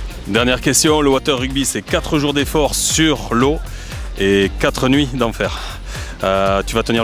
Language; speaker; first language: French; native; French